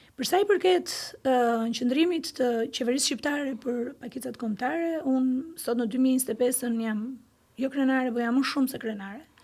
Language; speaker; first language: Albanian; non-native, local second language; Greek